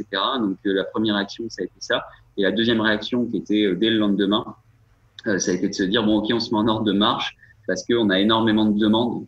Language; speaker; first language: French; native; French